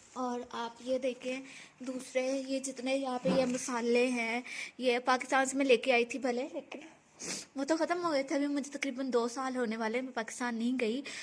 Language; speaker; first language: Urdu; non-native, local second language; Punjabi